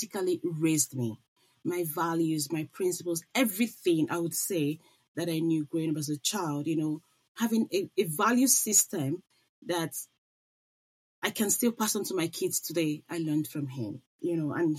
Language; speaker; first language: English; non-native, local second language; Igbo